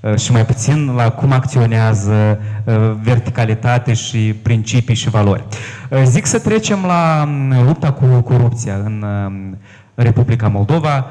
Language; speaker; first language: Romanian; native; Romanian